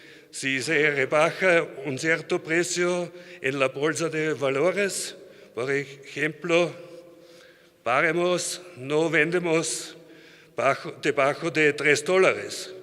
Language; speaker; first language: Spanish; non-native, learner; German